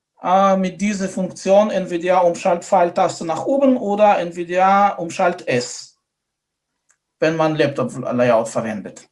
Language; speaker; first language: German; non-native, fluent; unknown